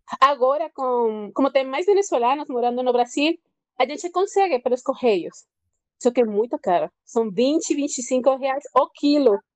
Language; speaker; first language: Portuguese; non-native, fluent; Spanish